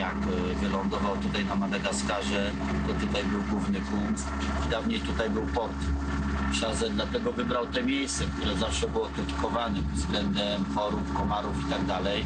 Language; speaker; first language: Polish; native; Polish